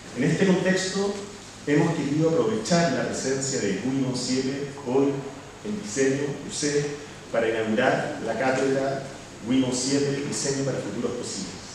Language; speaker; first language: Spanish; native; Spanish